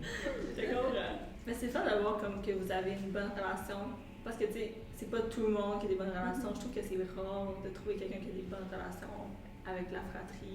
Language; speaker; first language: French; native; French